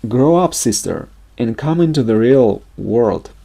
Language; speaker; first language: English; non-native, fluent; Russian